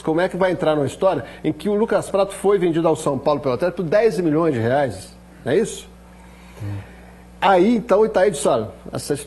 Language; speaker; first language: Portuguese; native; Portuguese